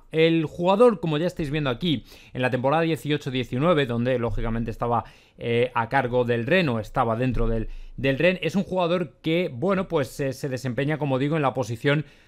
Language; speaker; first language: Spanish; native; Spanish